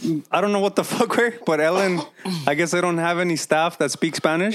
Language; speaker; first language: English; early bilingual, other home language; Spanish